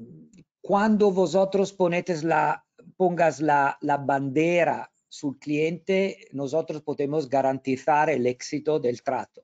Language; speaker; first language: Spanish; non-native, learner; Italian